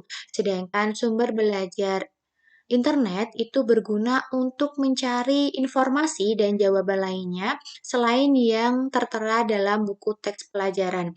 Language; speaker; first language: Indonesian; native; Indonesian